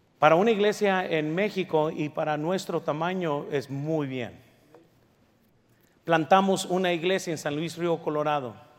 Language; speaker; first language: Spanish; early bilingual, heritage; Spanish